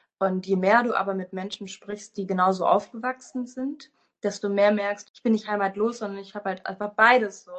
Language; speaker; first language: German; native; German